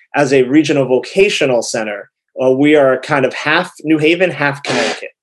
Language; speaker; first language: English; native; English